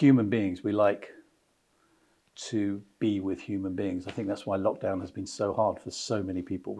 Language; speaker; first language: English; native; English